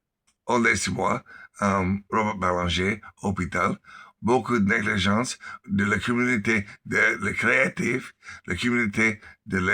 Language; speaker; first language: French; non-native, learner; English